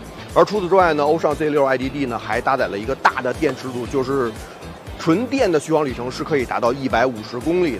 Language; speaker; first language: Chinese; native; Chinese